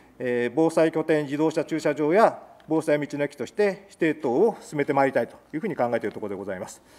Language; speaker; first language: Japanese; native; Japanese